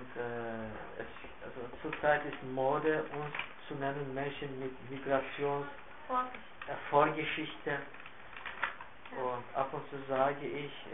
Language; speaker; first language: German; non-native, fluent; Turkish